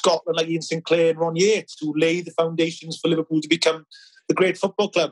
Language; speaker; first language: English; native; English